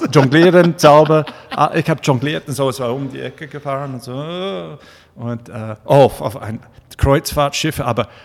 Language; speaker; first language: German; non-native, fluent; English